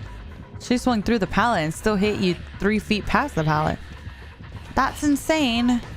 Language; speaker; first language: English; early bilingual, heritage; Spanish